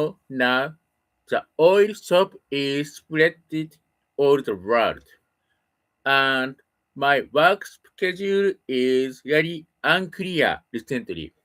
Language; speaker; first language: English; non-native, learner; Japanese